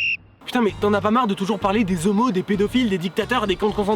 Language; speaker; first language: French; native; French